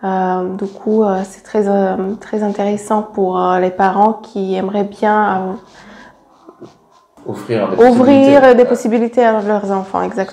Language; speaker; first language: French; non-native, fluent; Serbian